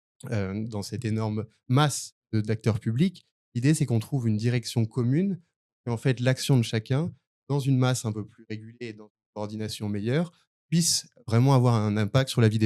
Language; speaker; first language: French; native; French